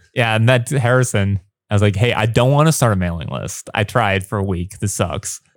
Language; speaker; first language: English; native; English